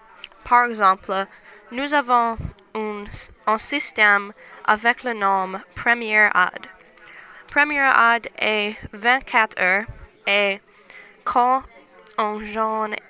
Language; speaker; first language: French; non-native, learner; English